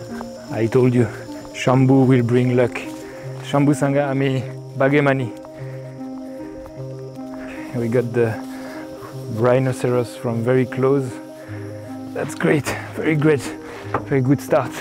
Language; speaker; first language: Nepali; non-native, learner; French